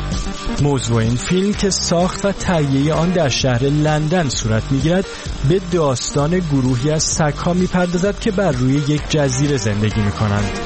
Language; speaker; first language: Persian; native; Persian